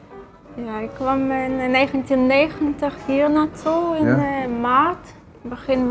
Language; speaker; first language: Dutch; non-native, fluent; Russian